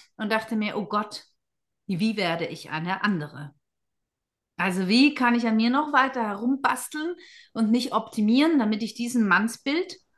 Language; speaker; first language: German; native; German